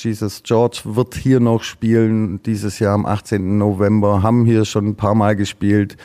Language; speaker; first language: German; native; German